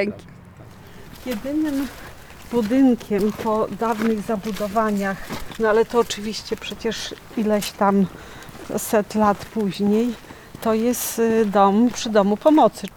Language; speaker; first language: Polish; native; Polish